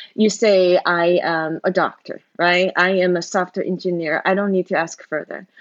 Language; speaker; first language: English; non-native, fluent; Chinese